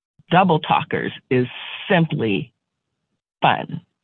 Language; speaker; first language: English; native; English